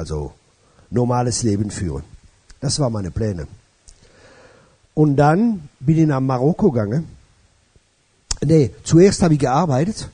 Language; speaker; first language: German; non-native, fluent; French